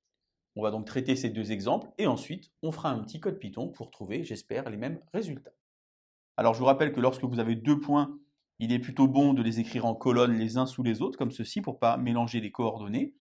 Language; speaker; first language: French; native; French